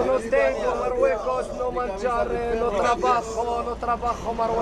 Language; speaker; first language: Spanish; non-native, learner; Arabic